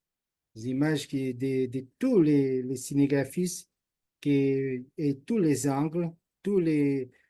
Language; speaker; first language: French; non-native, learner; Portuguese